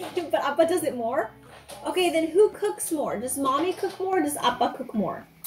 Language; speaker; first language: English; early bilingual, other home language; Japanese